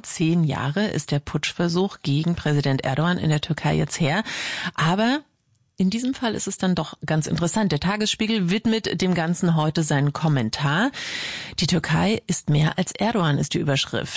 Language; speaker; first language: German; native; German